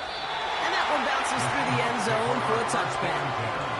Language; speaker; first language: English; native; English